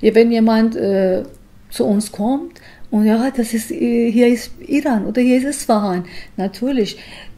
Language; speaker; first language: German; non-native, learner; Persian